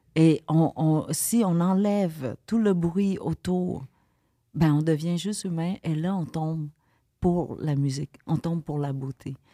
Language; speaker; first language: French; early bilingual, other home language; Vietnamese